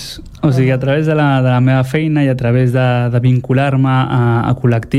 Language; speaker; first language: Catalan; non-native, fluent; Berber languages